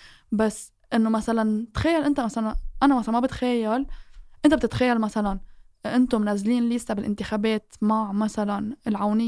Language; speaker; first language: Arabic; native; Arabic